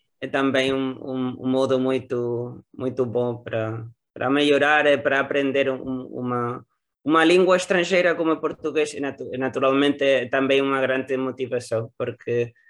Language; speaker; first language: Portuguese; non-native, learner; Spanish